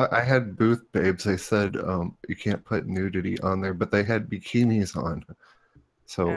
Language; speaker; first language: English; native; English